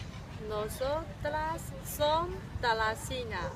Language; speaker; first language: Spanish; non-native, learner; Chinese